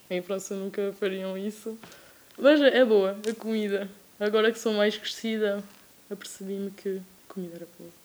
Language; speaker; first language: Portuguese; early bilingual, heritage; French